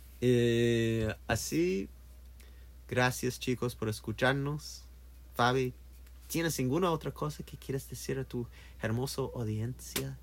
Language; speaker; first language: Spanish; non-native, learner; English